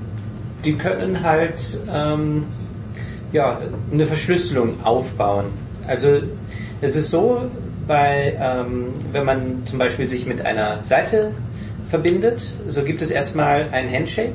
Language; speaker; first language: German; native; German